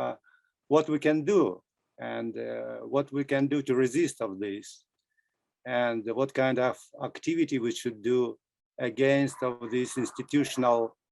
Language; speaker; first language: English; non-native, fluent; Russian